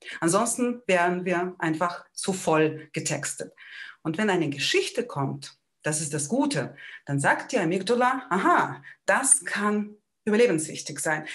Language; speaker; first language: German; non-native, fluent; Ukrainian